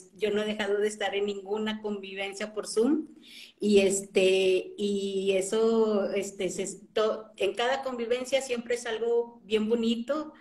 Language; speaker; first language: Spanish; native; Spanish